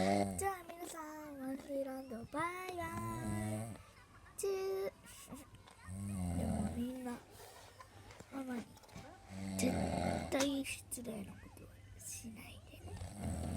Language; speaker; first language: Japanese; non-native, learner; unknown